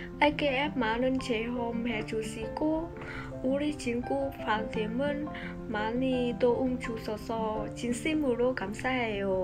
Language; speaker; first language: Korean; non-native, learner; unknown